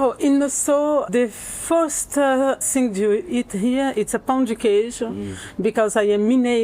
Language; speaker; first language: English; non-native, learner; Portuguese